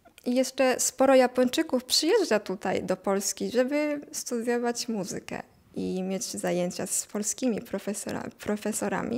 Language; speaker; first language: Polish; non-native, fluent; Japanese